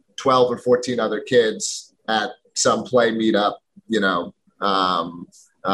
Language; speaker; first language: English; native; English